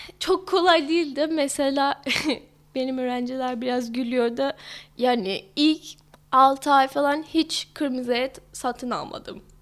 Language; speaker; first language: Turkish; non-native, fluent; English